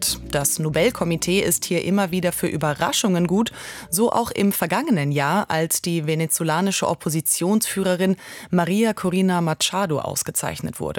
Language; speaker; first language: German; native; German